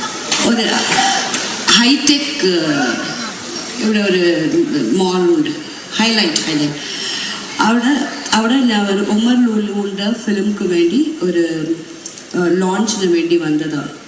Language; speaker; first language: Malayalam; non-native, local second language; Tamil